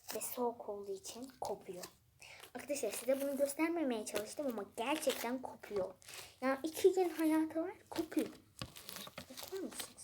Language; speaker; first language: Turkish; non-native, fluent; Persian